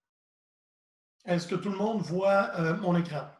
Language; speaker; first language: French; native; French